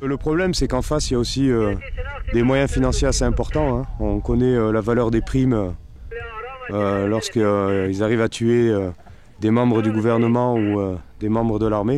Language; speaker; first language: French; native; French